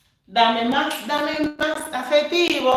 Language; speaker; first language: Spanish; non-native, fluent; English